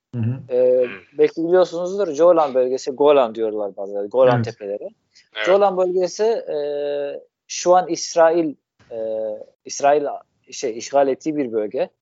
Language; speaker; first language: Turkish; non-native, fluent; Arabic